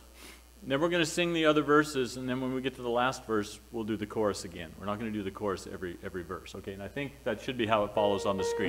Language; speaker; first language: English; native; English